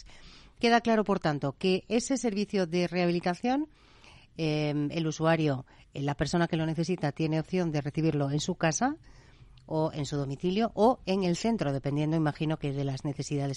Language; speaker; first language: Spanish; native; Spanish